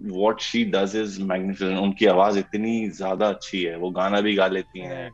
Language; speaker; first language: Hindi; native; Hindi